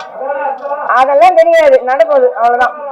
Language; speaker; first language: Tamil; early bilingual, heritage; Tamil